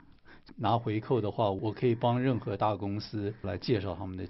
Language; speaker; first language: Chinese; native; Chinese